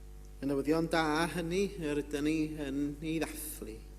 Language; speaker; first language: Welsh; native; Welsh